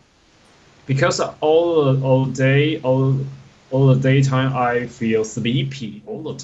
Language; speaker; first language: English; non-native, learner; Chinese